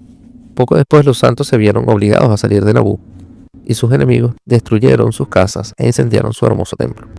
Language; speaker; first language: Spanish; native; Spanish